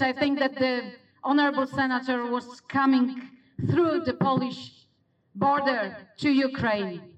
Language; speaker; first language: English; non-native, fluent; Polish